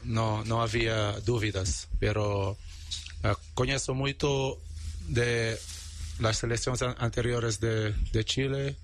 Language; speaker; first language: Spanish; non-native, learner; Portuguese